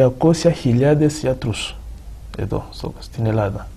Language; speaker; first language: Greek; non-native, fluent; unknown